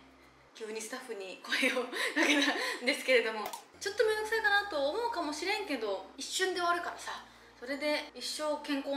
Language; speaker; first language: Japanese; native; Japanese